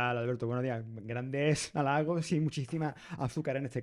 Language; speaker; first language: Spanish; native; Spanish